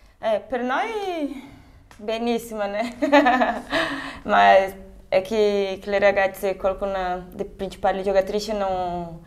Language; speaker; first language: Italian; non-native, fluent; Portuguese